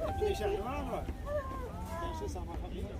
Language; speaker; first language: Swedish; non-native, learner; Thai